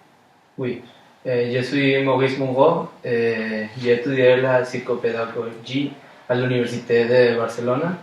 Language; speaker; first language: French; non-native, learner; Spanish